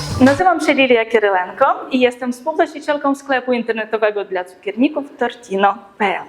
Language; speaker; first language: Polish; native; Polish